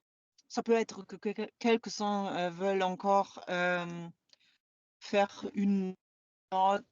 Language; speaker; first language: French; non-native, fluent; German